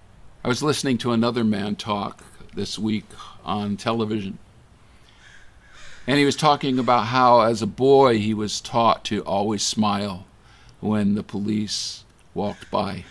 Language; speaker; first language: English; native; English